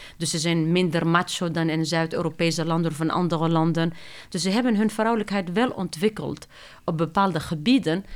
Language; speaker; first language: Dutch; non-native, fluent; Arabic